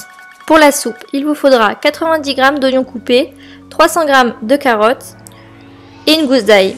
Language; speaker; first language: French; native; French